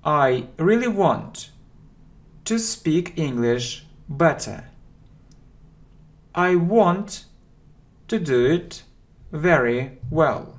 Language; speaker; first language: English; non-native, fluent; Russian